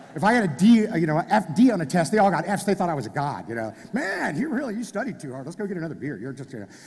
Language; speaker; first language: English; native; English